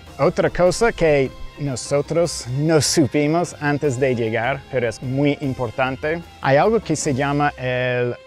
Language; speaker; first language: Spanish; non-native, fluent; English